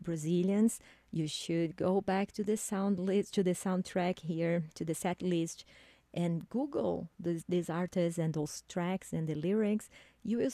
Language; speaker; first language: English; non-native, fluent; Portuguese